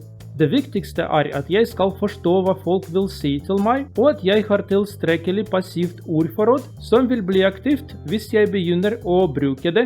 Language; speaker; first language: Norwegian; non-native, learner; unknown